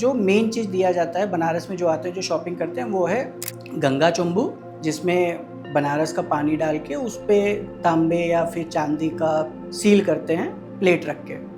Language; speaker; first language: Hindi; non-native, local second language; Tamil